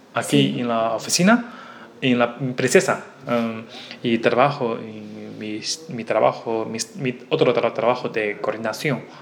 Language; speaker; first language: Spanish; non-native, learner; Chinese